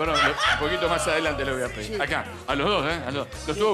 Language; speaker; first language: Spanish; native; Spanish